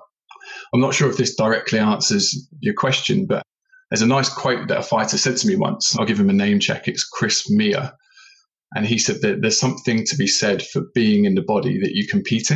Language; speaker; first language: English; native; English